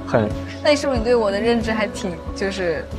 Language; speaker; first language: Chinese; native; Chinese